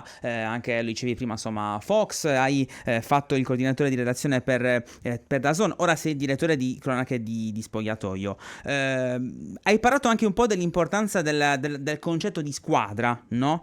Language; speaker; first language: Italian; native; Italian